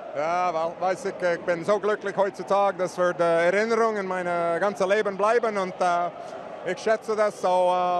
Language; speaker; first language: German; non-native, fluent; English